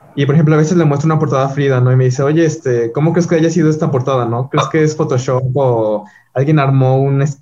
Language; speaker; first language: Spanish; native; Spanish